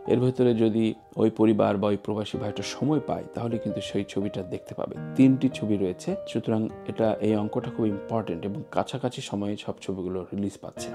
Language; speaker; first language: Bangla; native; Bangla